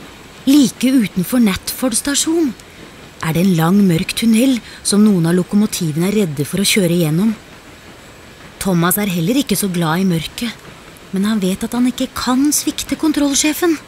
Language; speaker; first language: Norwegian; native; Norwegian